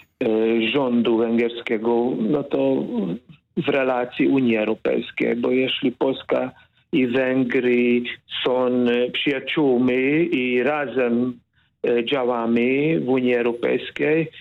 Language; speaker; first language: Polish; non-native, fluent; Hungarian